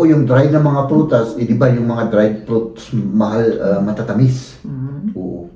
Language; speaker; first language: Filipino; non-native, fluent; German